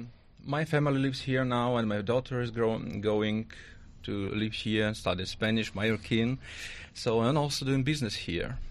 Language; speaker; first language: English; non-native, learner; Russian